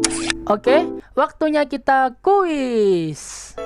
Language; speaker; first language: Indonesian; native; Indonesian